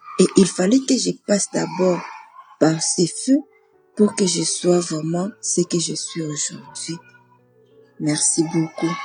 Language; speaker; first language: French; non-native, local second language; Swahili